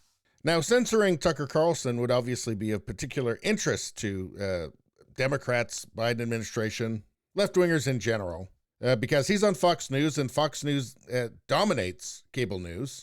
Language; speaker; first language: English; native; English